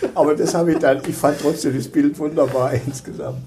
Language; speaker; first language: German; native; German